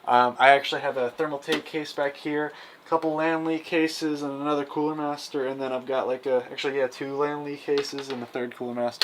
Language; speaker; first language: English; native; English